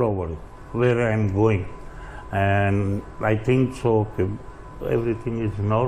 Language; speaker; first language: English; non-native, learner; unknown